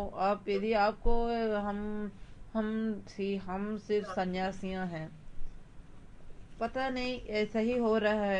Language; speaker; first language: Hindi; non-native, local second language; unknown